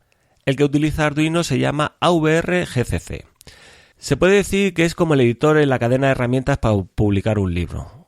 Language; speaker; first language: Spanish; native; Spanish